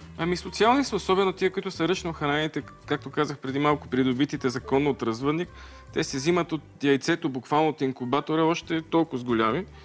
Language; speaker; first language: Bulgarian; native; Bulgarian